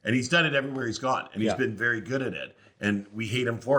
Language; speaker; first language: English; native; English